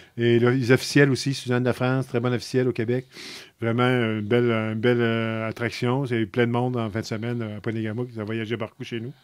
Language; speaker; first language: French; native; French